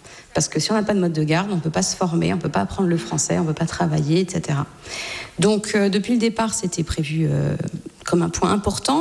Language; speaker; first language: French; native; French